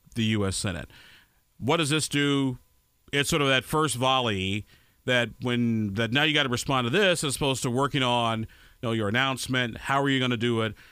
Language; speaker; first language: English; native; English